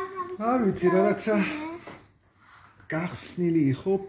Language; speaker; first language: Georgian; non-native, learner; German